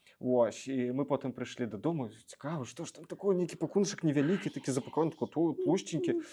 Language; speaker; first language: Belarusian; native; Belarusian